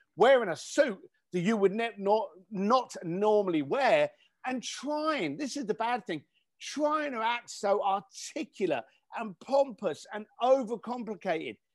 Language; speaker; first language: English; native; English